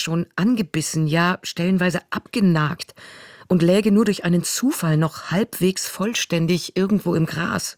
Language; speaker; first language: German; native; German